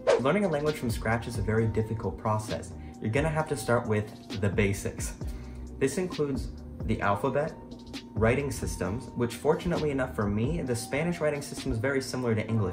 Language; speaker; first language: English; native; English